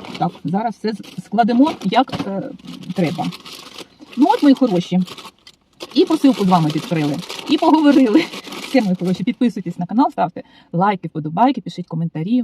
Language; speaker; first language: Ukrainian; non-native, local second language; Russian